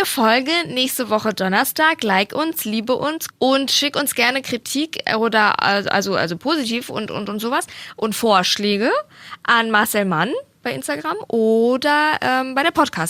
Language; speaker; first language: German; native; German